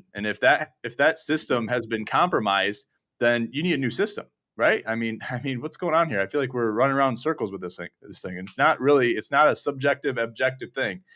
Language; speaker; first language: English; native; English